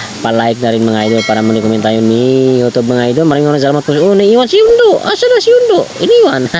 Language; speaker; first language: Filipino; non-native, local second language; Cebuano